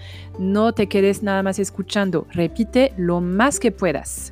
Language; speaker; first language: Spanish; non-native, fluent; French